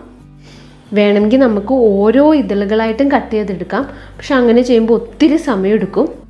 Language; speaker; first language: Malayalam; native; Malayalam